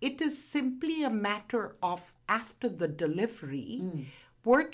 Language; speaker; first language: English; non-native, local second language; Gujarati